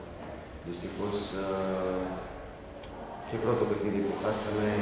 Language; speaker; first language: Greek; non-native, learner; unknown